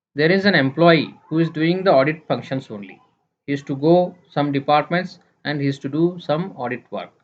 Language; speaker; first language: English; non-native, local second language; Kannada